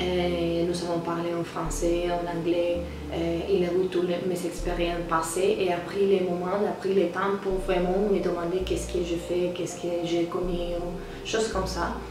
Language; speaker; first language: French; non-native, learner; Spanish